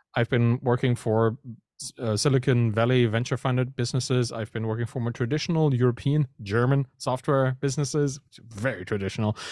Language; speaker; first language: English; non-native, fluent; German